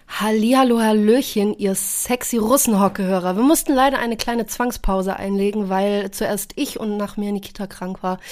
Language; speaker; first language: German; native; German